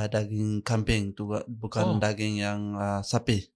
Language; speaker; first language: Indonesian; non-native, learner; Arabic